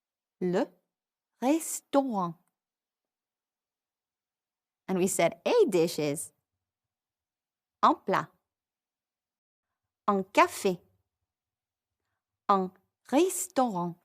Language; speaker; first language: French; non-native, fluent; English